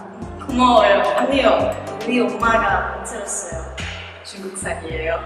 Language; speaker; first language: Korean; non-native, learner; Chinese